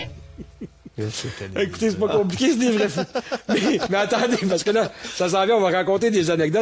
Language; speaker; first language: French; native; French